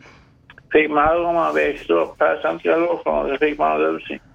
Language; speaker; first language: Swedish; native; Swedish